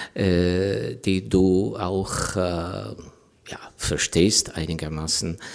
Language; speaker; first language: German; non-native, fluent; Ukrainian